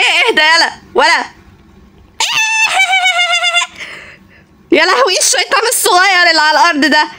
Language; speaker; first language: Arabic; native; Arabic